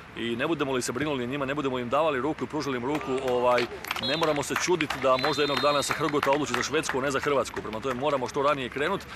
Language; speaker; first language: Croatian; native; Croatian